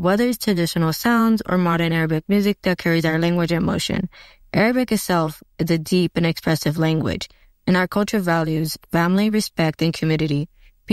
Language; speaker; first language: English; non-native, local second language; Arabic